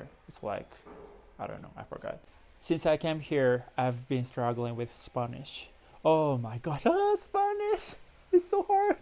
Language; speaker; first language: English; non-native, fluent; Japanese